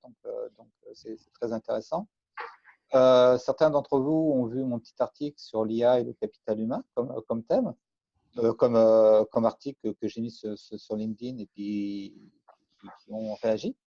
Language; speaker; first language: French; native; French